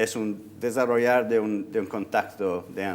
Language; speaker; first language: Spanish; non-native, fluent; Italian